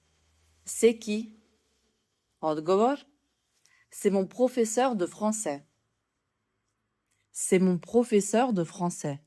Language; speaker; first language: French; non-native, fluent; Serbian